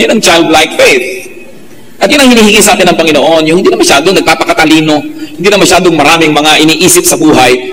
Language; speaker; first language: Filipino; native; Filipino